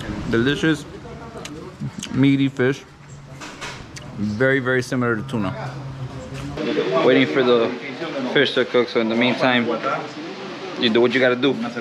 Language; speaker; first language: English; early bilingual, other home language; Spanish